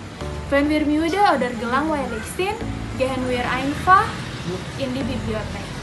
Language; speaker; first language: German; non-native, learner; Indonesian